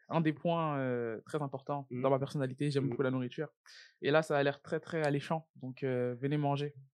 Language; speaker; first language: French; native; French